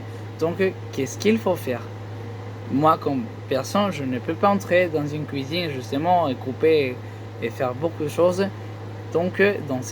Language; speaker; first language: French; non-native, learner; Spanish